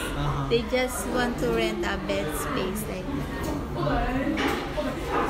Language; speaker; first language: English; non-native, local second language; Filipino